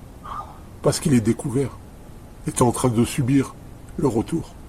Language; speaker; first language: French; native; French